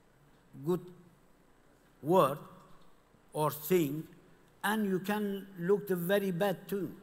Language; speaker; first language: English; non-native, learner; Kurdish